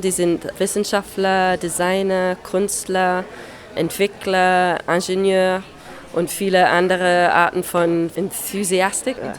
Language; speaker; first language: German; non-native, fluent; English